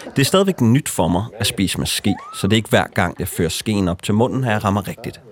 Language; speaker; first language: Danish; native; Danish